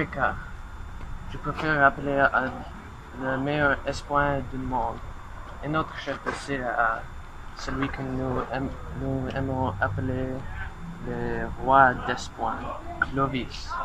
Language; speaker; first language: French; non-native, learner; English